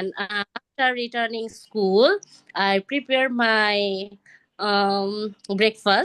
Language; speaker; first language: English; non-native, learner; Bangla